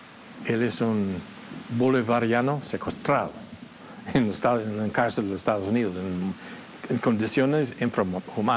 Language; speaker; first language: Spanish; non-native, fluent; English